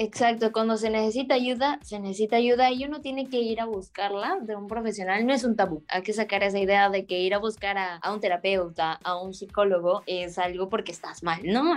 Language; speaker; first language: Spanish; native; Spanish